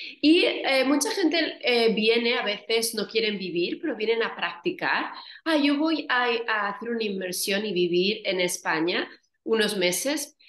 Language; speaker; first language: Spanish; native; Spanish